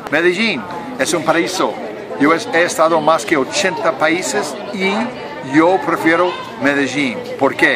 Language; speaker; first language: Spanish; non-native, learner; English